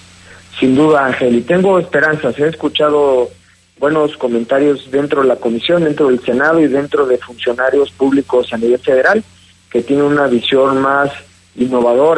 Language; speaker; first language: Spanish; native; Spanish